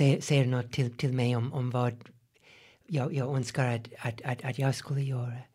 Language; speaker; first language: Swedish; non-native, fluent; English